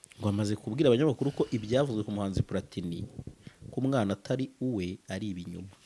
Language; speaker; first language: Kinyarwanda; native; Kinyarwanda